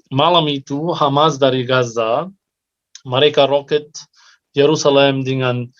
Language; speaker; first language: Indonesian; non-native, fluent; Arabic